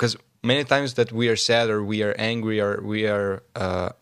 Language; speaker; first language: English; non-native, learner; Portuguese